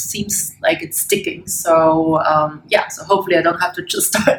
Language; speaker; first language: English; non-native, fluent; German